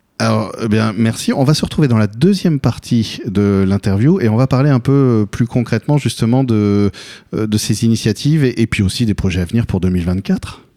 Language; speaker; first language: French; native; French